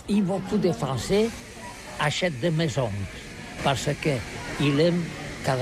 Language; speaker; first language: French; non-native, learner; Catalan